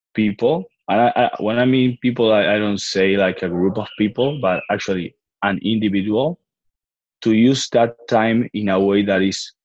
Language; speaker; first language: English; non-native, fluent; Spanish